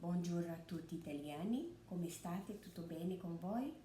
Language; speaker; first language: Italian; non-native, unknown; Portuguese